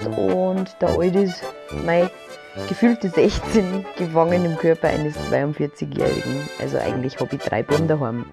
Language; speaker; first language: German; native; German